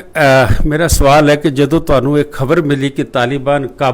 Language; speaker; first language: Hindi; non-native, local second language; Punjabi